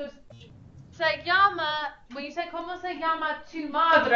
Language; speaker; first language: Spanish; non-native, fluent; English